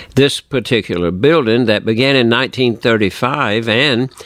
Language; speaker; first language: English; native; English